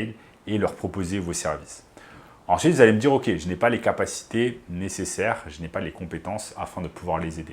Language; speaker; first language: French; native; French